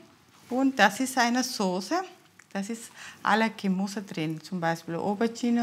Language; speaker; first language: German; non-native, learner; Tamil